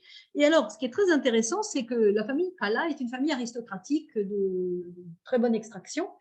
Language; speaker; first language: French; native; French